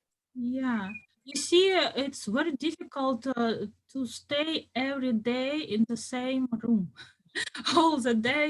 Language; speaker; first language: English; non-native, fluent; Russian